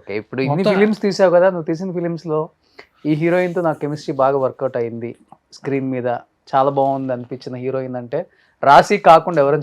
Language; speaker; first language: Telugu; native; Telugu